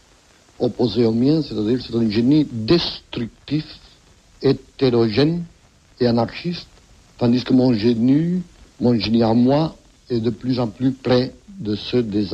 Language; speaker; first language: French; non-native, fluent; Catalan